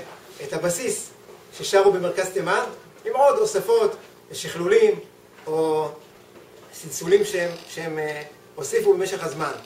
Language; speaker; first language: Hebrew; native; Hebrew